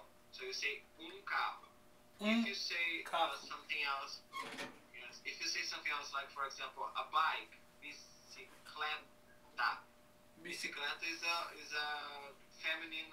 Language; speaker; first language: English; non-native, fluent; Portuguese